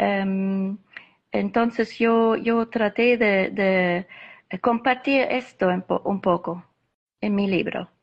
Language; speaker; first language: Spanish; non-native, fluent; English